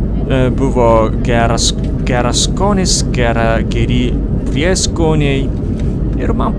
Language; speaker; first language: Lithuanian; non-native, fluent; Japanese